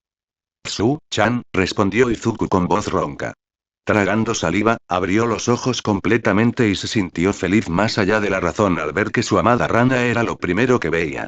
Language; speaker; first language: Spanish; native; Spanish